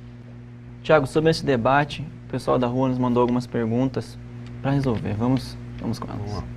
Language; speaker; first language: Portuguese; native; Portuguese